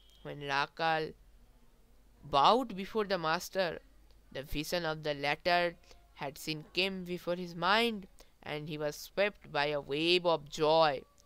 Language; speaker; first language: English; non-native, local second language; Bangla